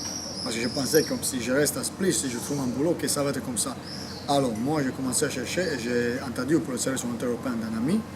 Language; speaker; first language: French; non-native, fluent; Croatian